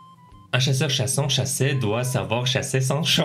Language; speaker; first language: French; non-native, learner; Mongolian